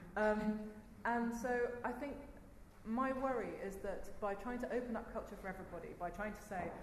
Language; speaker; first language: English; native; English